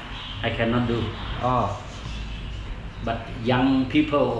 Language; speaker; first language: English; non-native, learner; Thai